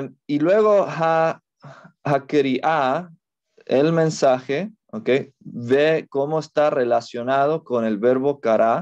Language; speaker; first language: Spanish; non-native, fluent; English